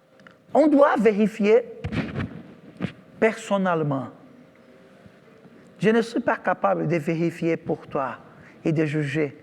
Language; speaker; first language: French; non-native, fluent; Portuguese